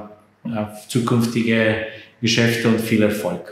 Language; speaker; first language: German; non-native, fluent; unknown